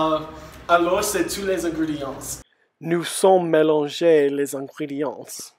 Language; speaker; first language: French; non-native, learner; English